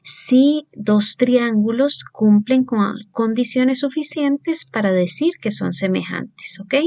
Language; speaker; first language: Spanish; native; Spanish